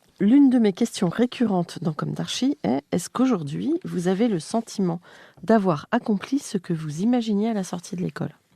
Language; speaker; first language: French; native; French